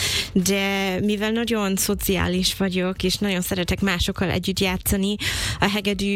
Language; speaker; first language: Hungarian; non-native, fluent; English